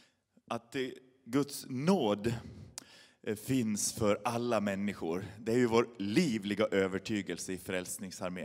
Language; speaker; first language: Swedish; native; Swedish